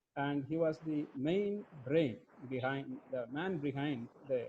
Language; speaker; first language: English; non-native, local second language; Kannada